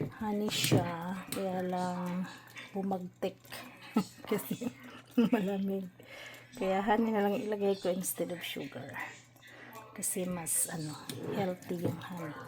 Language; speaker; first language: Filipino; non-native, local second language; Waray